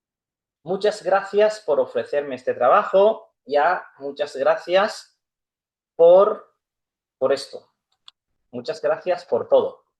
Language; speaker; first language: Spanish; non-native, fluent; Urdu